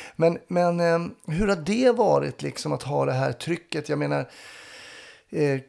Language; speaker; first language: Swedish; native; Swedish